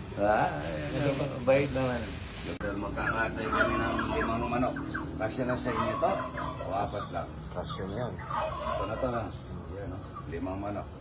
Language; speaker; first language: Filipino; non-native, local second language; Pampanga